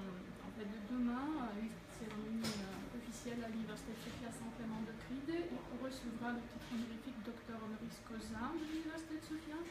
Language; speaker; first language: French; non-native, fluent; Bulgarian